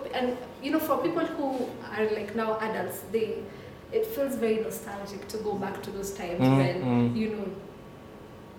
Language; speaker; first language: English; non-native, local second language; Swahili